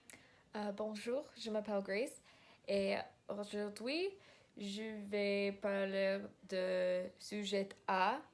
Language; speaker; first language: French; non-native, learner; English